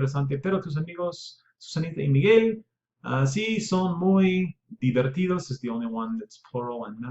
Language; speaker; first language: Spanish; non-native, fluent; English